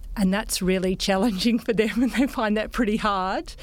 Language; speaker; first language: English; native; English